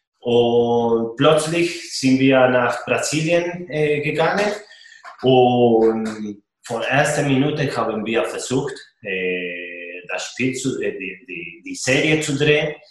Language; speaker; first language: German; non-native, fluent; Spanish